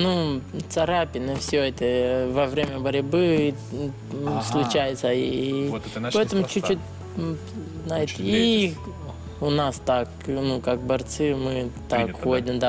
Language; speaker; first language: Russian; non-native, learner; Romanian